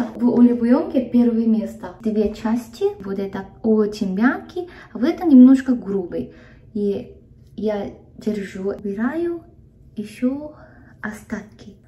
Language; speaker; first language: Russian; non-native, fluent; Korean